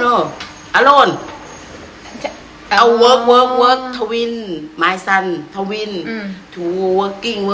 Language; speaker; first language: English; non-native, learner; Thai